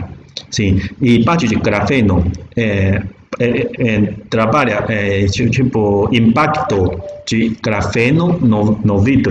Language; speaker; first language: Portuguese; non-native, learner; Chinese